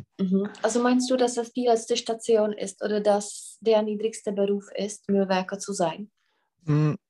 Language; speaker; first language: German; non-native, fluent; Czech